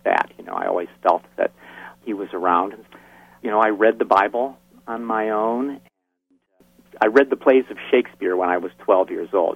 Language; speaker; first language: English; native; English